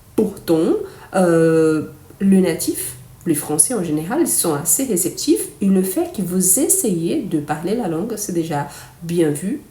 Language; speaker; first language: French; non-native, fluent; Portuguese